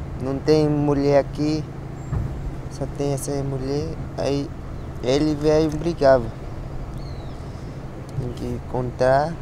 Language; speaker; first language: Portuguese; non-native, local second language; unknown